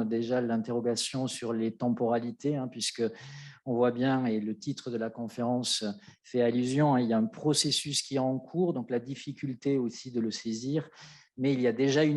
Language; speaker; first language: French; native; French